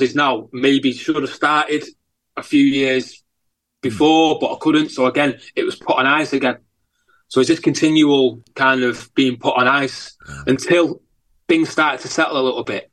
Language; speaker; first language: English; native; English